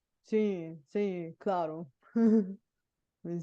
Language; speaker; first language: Portuguese; non-native, fluent; Bulgarian